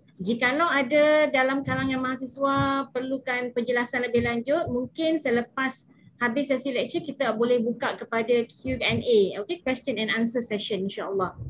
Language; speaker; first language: Malay; native; Malay